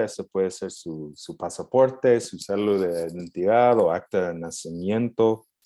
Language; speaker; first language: Spanish; non-native, fluent; English